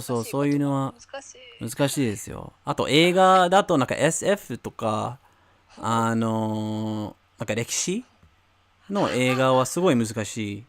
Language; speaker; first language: Japanese; non-native, fluent; English